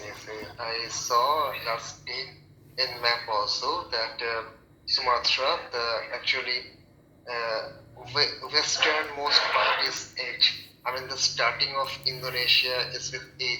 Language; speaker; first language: English; non-native, local second language; Bangla